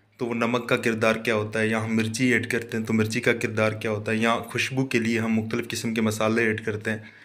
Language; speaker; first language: Urdu; non-native, local second language; Sindhi